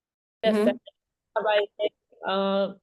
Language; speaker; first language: French; non-native, learner; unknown